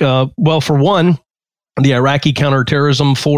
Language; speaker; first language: English; native; English